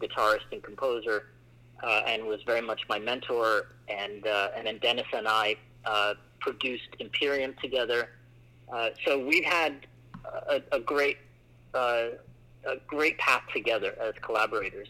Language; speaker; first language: English; native; English